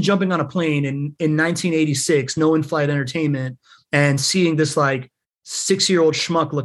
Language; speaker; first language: English; early bilingual, other home language; Spanish